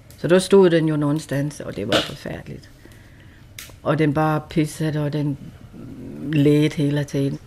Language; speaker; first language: Danish; native; Danish